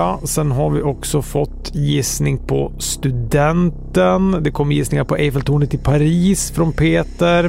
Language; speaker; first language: Swedish; native; Swedish